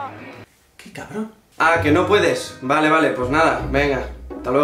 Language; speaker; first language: Spanish; native; Spanish